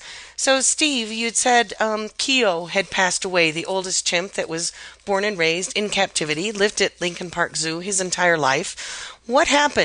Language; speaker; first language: English; native; English